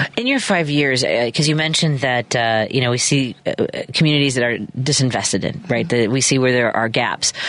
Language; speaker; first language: English; native; English